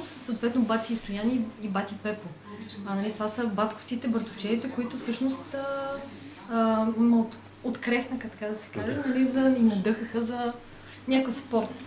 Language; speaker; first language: Bulgarian; native; Bulgarian